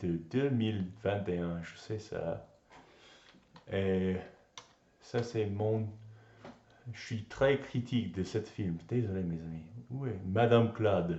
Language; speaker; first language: French; non-native, learner; English